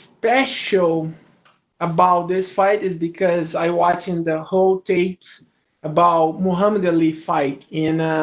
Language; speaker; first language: English; non-native, learner; Portuguese